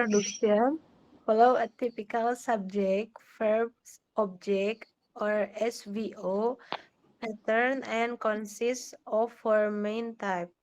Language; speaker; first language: English; non-native, learner; Indonesian